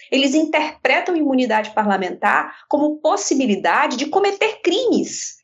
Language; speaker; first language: Portuguese; native; Portuguese